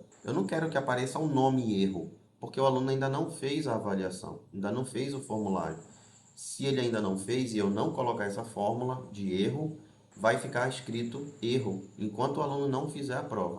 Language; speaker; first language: Portuguese; native; Portuguese